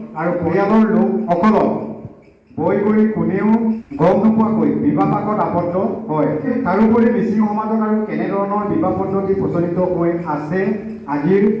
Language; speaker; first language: Assamese; non-native, local second language; Mising